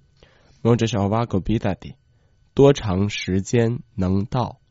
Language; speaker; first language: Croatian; non-native, fluent; Chinese